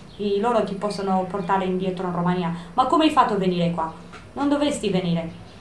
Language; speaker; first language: Italian; non-native, fluent; Romanian